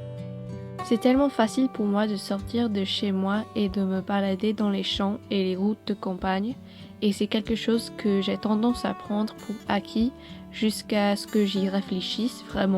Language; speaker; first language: French; non-native, fluent; English